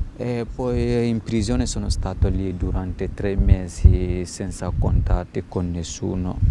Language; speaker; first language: Italian; non-native, fluent; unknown